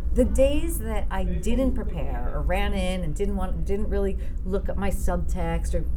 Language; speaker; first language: English; native; English